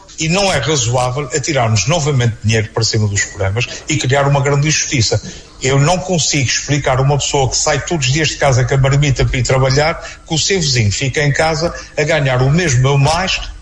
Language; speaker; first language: Portuguese; native; Portuguese